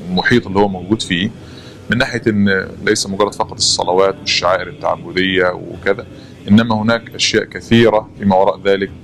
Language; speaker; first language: Arabic; native; Arabic